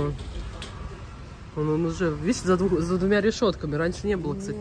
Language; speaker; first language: Russian; native; Russian